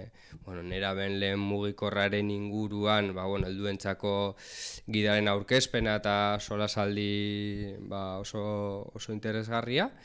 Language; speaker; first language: Basque; native; Basque